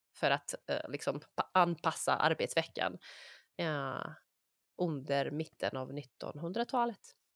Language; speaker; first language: Swedish; non-native, fluent; Bosnian